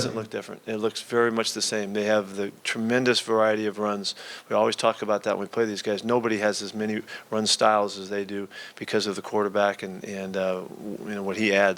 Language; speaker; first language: English; native; English